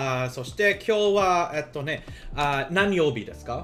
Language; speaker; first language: Japanese; non-native, fluent; English